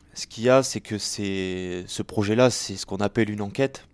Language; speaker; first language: French; native; French